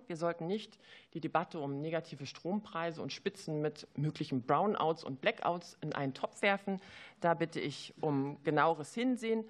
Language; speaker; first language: German; native; German